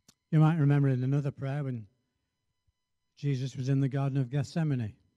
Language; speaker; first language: English; native; English